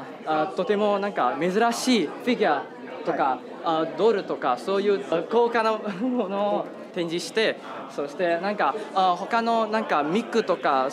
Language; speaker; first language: Japanese; non-native, fluent; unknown